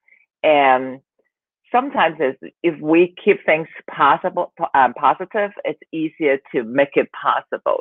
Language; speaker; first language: English; non-native, local second language; Cantonese